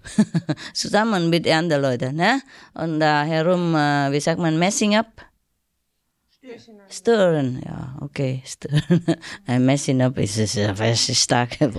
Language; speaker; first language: German; non-native, learner; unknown